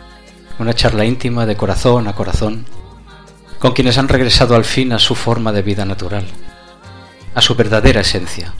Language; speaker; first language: Spanish; native; Spanish